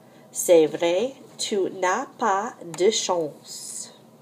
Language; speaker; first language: French; non-native, fluent; English